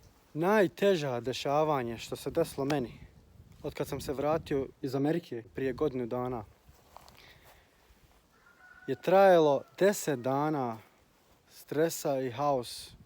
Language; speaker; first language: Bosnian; early bilingual, heritage; Croatian